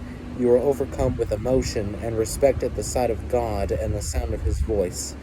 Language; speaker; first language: English; native; English